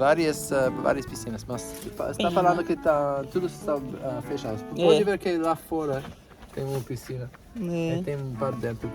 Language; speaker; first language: Portuguese; non-native, fluent; English